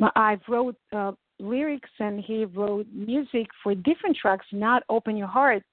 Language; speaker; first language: English; non-native, fluent; Bulgarian